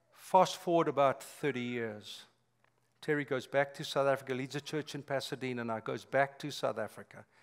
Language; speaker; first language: English; native; English